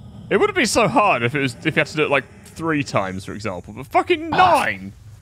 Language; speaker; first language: English; native; English